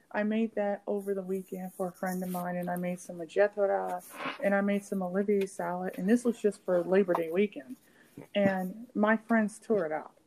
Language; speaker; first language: English; native; English